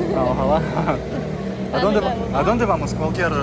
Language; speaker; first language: Spanish; non-native, learner; Russian